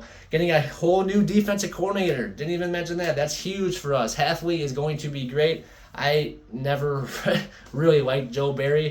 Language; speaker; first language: English; native; English